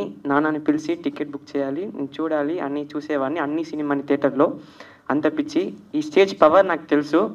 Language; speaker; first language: Telugu; early bilingual, heritage; Telugu